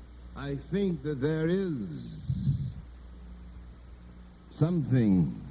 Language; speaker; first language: English; native; English